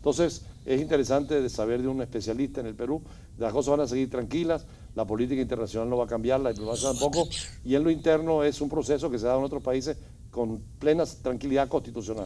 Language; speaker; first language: Spanish; native; Spanish